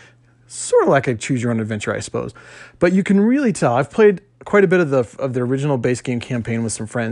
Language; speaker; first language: English; native; English